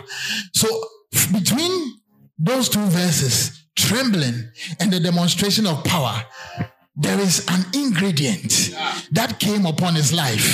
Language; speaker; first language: English; non-native, local second language; Akan